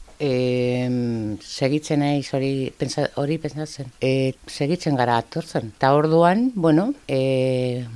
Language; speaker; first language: Basque; non-native, local second language; Spanish